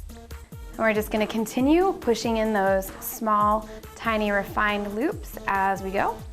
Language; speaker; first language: English; native; English